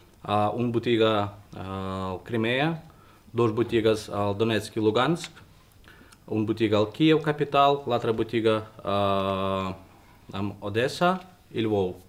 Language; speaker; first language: Catalan; non-native, learner; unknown